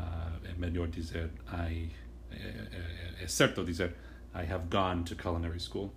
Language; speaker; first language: Portuguese; non-native, fluent; English